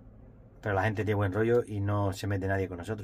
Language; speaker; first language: Spanish; native; Spanish